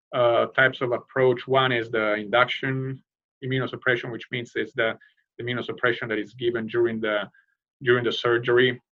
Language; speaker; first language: English; non-native, fluent; Italian